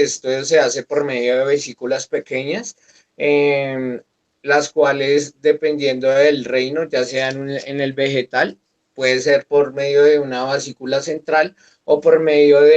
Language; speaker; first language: Spanish; native; Spanish